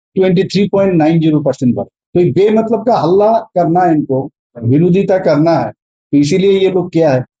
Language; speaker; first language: Hindi; non-native, local second language; Bangla